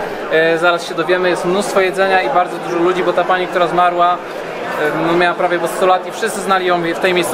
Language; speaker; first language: Polish; native; Polish